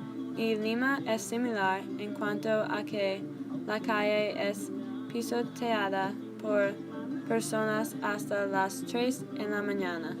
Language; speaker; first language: Spanish; non-native, learner; English